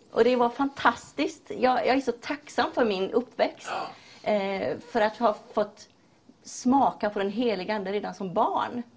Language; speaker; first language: Swedish; native; Swedish